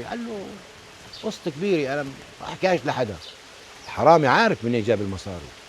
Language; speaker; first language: Arabic; native; Arabic